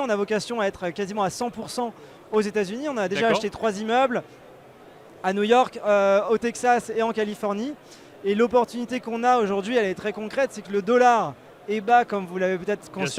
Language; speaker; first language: French; native; French